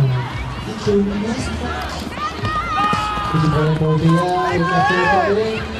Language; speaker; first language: French; native; French